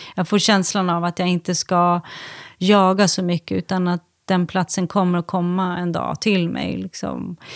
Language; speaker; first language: Swedish; native; Swedish